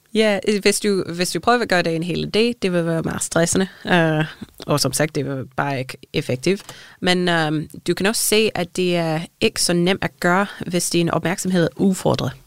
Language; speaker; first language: Danish; non-native, fluent; English